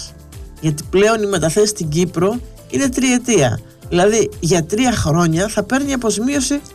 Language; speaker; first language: Greek; native; Greek